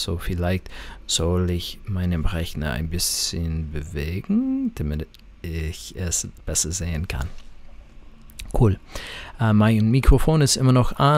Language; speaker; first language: German; non-native, fluent; English